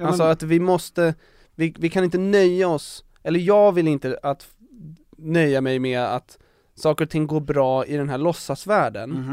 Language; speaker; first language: Swedish; native; Swedish